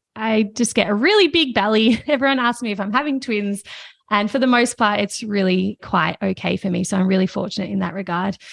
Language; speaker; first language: English; native; English